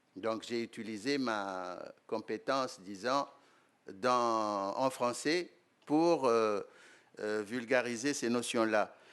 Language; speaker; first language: French; non-native, local second language; Arabic